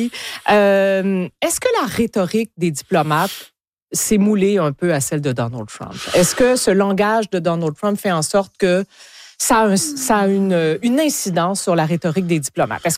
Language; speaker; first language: French; native; French